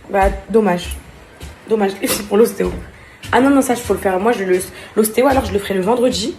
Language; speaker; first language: French; native; French